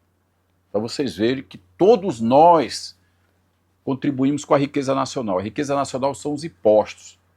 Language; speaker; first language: Portuguese; native; Portuguese